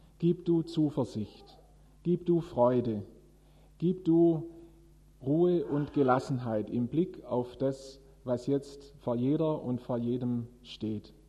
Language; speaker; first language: German; native; German